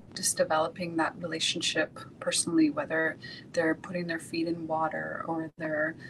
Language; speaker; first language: English; native; English